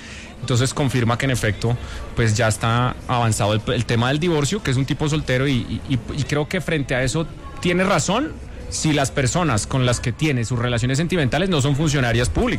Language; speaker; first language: Spanish; native; Spanish